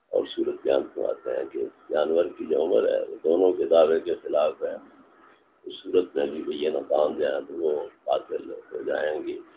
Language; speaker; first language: Urdu; non-native, local second language; Punjabi